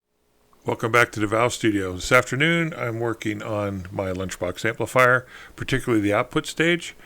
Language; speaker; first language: English; native; English